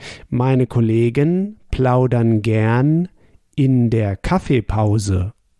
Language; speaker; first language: German; native; German